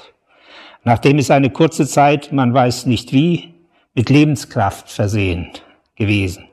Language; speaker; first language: German; native; German